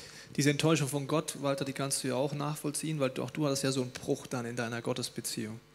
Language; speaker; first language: German; native; German